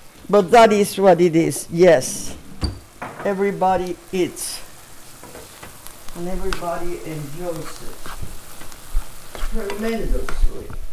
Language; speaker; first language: English; non-native, fluent; Spanish